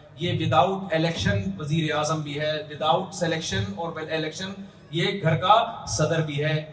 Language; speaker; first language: Urdu; native; Urdu